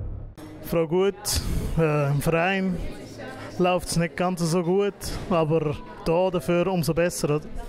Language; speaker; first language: German; native; German